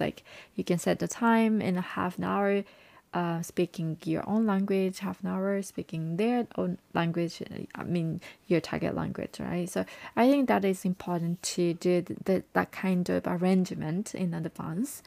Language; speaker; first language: English; non-native, fluent; Japanese